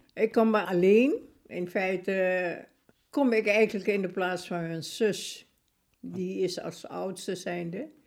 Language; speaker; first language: Dutch; non-native, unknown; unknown